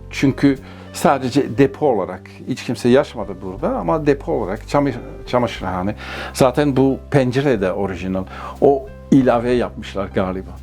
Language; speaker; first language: Turkish; non-native, fluent; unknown